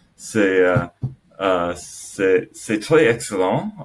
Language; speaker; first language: French; non-native, learner; English